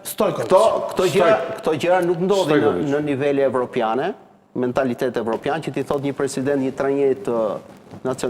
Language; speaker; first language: Albanian; native; Albanian